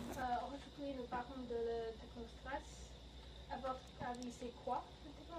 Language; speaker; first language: French; non-native, learner; English